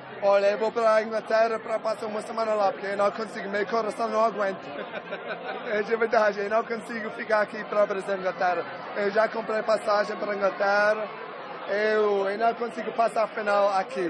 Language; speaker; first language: Portuguese; non-native, fluent; English